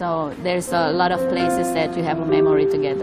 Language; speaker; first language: English; non-native, fluent; Indonesian